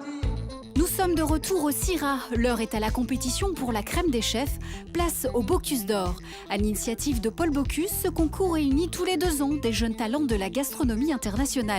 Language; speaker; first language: French; native; French